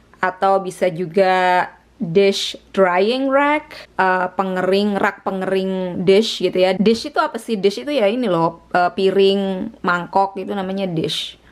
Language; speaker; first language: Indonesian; native; Indonesian